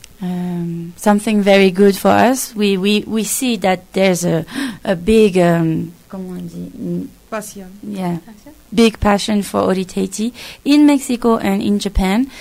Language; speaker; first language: English; non-native, fluent; French